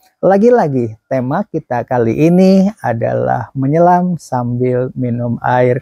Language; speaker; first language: Indonesian; native; Indonesian